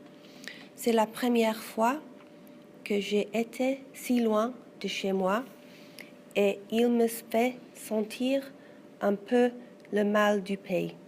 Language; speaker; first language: French; non-native, learner; English